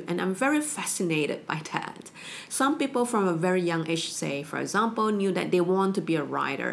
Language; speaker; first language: English; non-native, local second language; Chinese